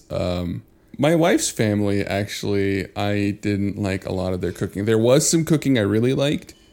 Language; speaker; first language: English; early bilingual, other home language; Spanish